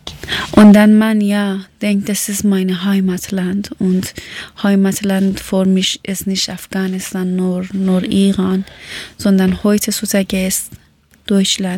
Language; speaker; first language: German; non-native, fluent; Persian